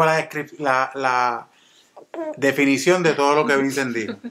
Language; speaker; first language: Spanish; native; Spanish